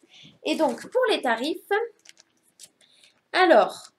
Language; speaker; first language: French; native; French